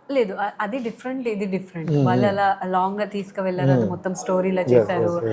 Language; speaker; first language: Telugu; non-native, fluent; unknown